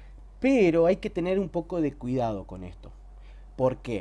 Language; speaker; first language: Spanish; native; Spanish